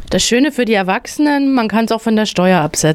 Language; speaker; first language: German; native; German